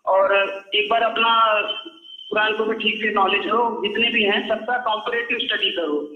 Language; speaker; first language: Hindi; native; Hindi